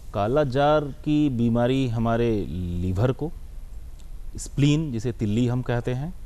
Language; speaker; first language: Hindi; native; Hindi